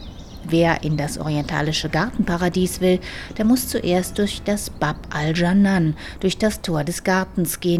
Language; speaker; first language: German; native; German